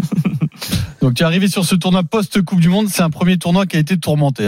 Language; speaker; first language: French; native; French